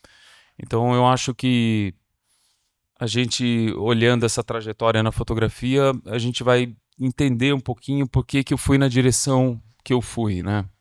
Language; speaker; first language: Portuguese; native; Portuguese